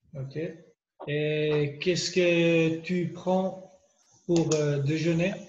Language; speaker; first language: French; non-native, learner; Albanian